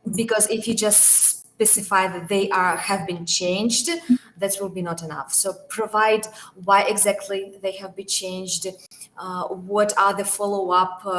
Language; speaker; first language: English; non-native, fluent; Ukrainian